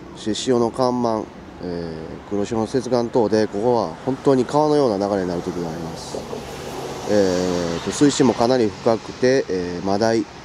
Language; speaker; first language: Japanese; native; Japanese